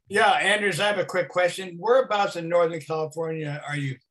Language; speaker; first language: English; native; English